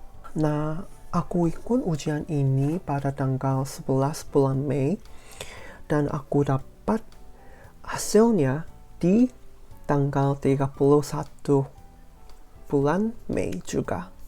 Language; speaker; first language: Indonesian; non-native, fluent; Korean